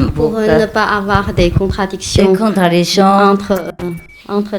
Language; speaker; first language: French; non-native, learner; Chinese